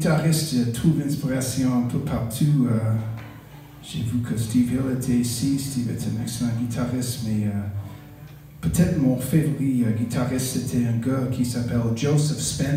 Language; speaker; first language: French; non-native, local second language; English